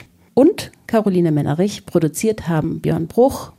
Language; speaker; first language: German; native; German